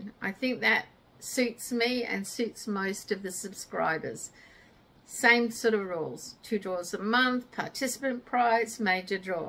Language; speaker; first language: English; native; English